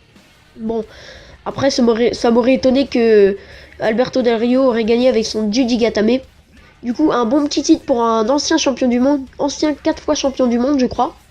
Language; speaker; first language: French; native; French